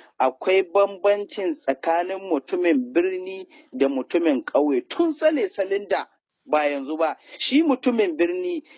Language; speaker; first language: Hausa; native; Hausa